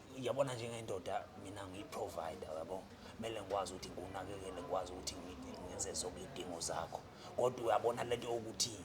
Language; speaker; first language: Zulu; native; Zulu